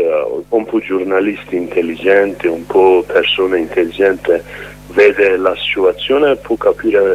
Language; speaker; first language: Italian; non-native, learner; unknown